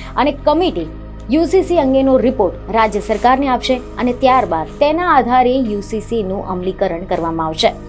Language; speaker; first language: Gujarati; native; Gujarati